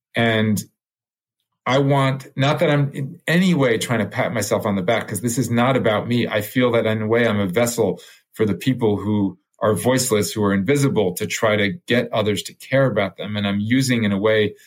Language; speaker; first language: English; early bilingual, other home language; French